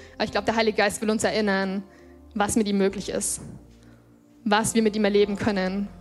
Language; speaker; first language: German; native; German